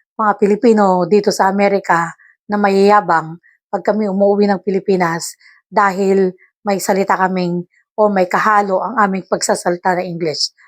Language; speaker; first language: Filipino; non-native, local second language; Iloko